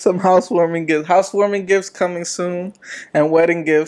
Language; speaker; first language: English; early bilingual, other home language; Spanish